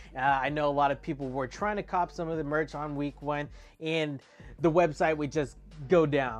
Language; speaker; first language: English; native; English